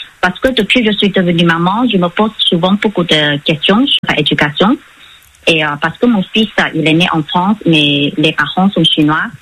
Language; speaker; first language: French; non-native, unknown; Chinese